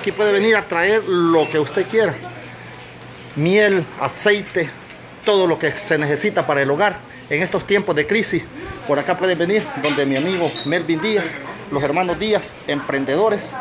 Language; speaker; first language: Spanish; native; Spanish